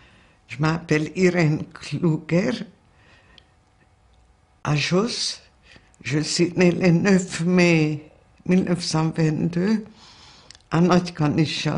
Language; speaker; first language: French; non-native, fluent; Hungarian